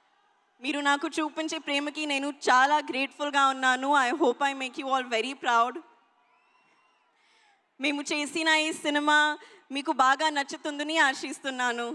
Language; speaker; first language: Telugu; non-native, learner; Hindi